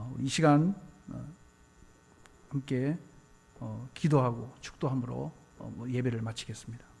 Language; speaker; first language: Korean; native; Korean